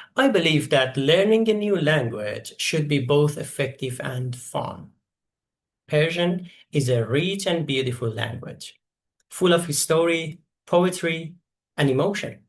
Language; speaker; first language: English; non-native, fluent; Persian